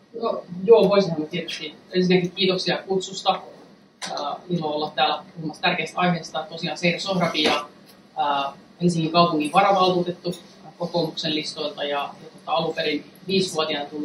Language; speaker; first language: Finnish; early bilingual, other home language; Kurdish